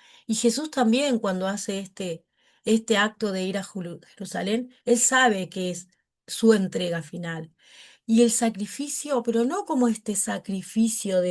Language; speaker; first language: Spanish; native; Spanish